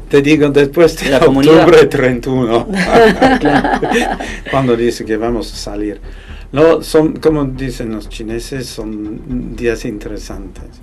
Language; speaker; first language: Spanish; non-native, fluent; English